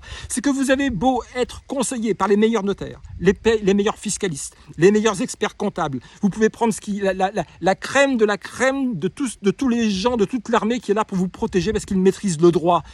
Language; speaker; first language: French; native; French